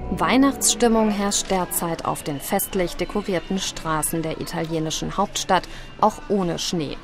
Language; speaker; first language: German; native; German